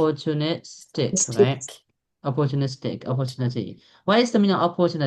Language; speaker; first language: English; non-native, fluent; Burmese